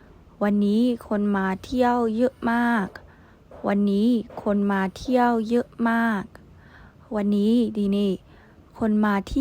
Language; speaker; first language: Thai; non-native, fluent; Burmese